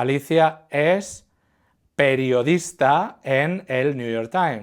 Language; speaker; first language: Spanish; non-native, fluent; English